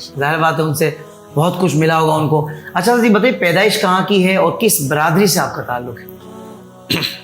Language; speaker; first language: Urdu; native; Urdu